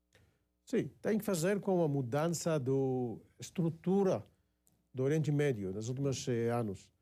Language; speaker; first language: Portuguese; non-native, fluent; Hebrew